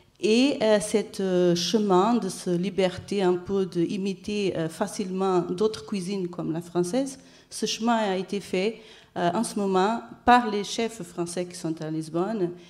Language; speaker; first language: French; non-native, fluent; Portuguese